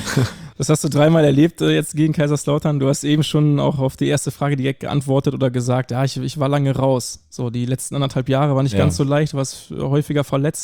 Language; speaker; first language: German; native; German